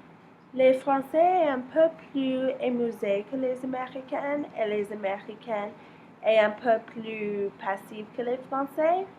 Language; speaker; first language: French; non-native, learner; English